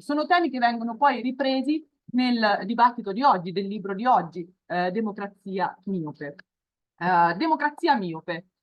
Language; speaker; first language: Italian; native; Italian